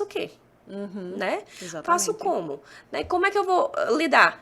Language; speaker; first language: Portuguese; native; Portuguese